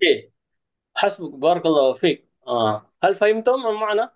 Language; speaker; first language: Arabic; non-native, fluent; Malay